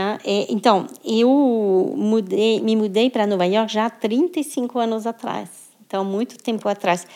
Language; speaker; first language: Portuguese; non-native, fluent; French